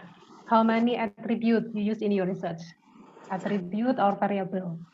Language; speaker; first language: English; non-native, learner; Indonesian